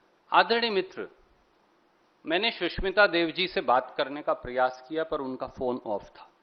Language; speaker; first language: Hindi; native; Hindi